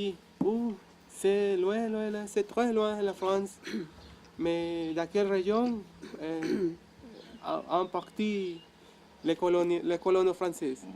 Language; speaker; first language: French; non-native, learner; Spanish